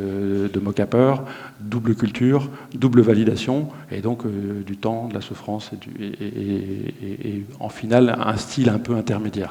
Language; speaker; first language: French; native; French